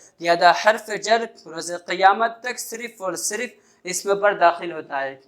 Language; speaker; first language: Urdu; native; Urdu